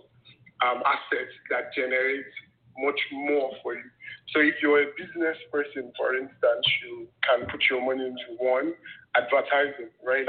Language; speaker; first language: English; non-native, local second language; Yoruba